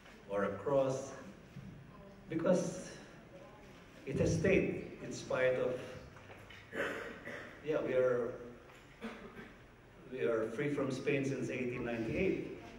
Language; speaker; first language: English; non-native, local second language; Filipino